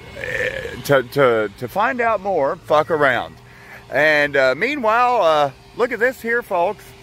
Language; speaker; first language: English; native; English